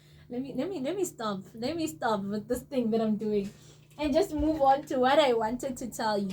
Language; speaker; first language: English; non-native, local second language; Zulu